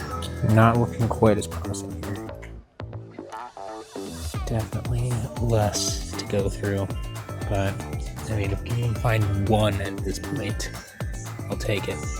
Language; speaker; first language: English; native; English